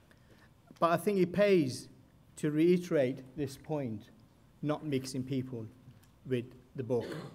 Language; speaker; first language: English; non-native, fluent; Persian